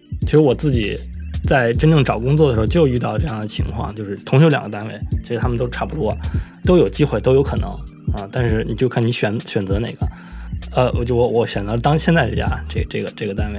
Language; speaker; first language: Chinese; native; Chinese